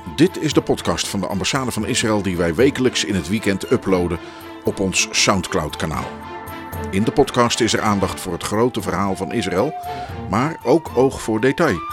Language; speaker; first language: Dutch; native; Dutch